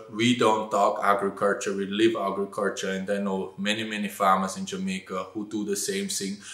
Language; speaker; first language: English; non-native, fluent; German